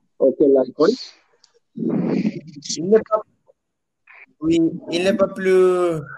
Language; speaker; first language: French; non-native, learner; Spanish